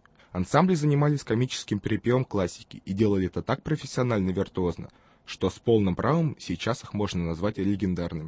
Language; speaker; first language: Russian; native; Russian